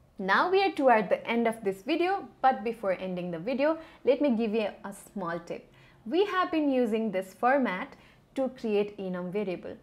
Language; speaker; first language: English; non-native, local second language; Nepali